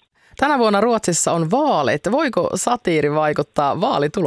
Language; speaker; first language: Finnish; native; Finnish